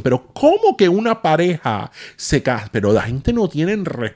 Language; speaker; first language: Spanish; early bilingual, heritage; Spanish